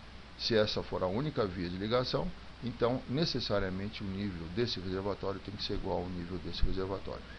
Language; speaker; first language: Portuguese; native; Portuguese